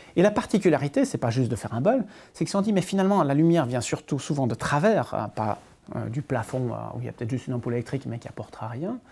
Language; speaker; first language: French; native; French